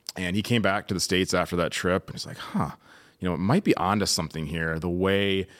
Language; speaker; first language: English; native; English